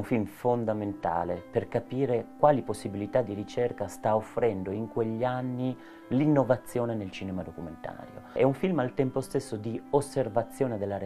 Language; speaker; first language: Italian; native; Italian